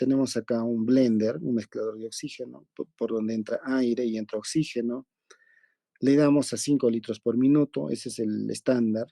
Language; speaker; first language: Spanish; native; Spanish